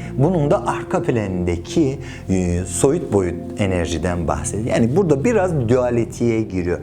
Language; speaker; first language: Turkish; non-native, fluent; Persian